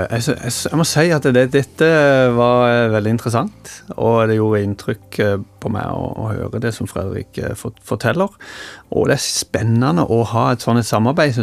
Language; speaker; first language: Norwegian; native; Norwegian